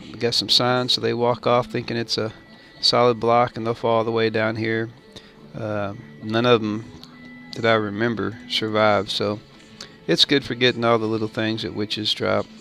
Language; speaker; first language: English; native; English